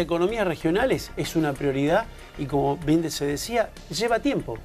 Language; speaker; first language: Spanish; native; Spanish